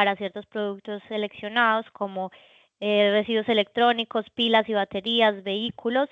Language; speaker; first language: Spanish; native; Spanish